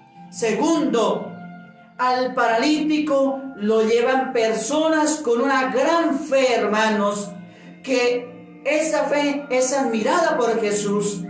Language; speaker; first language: Spanish; native; Spanish